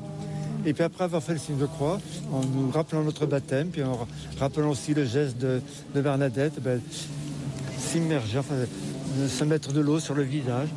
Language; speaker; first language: French; native; French